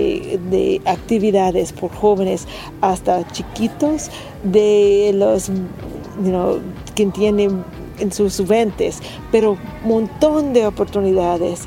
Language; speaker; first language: Spanish; non-native, learner; English